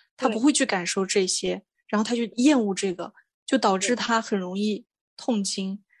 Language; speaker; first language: Chinese; non-native, local second language; Mongolian